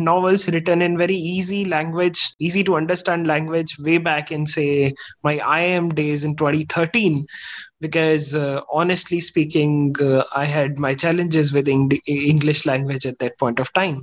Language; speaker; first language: English; non-native, local second language; Hindi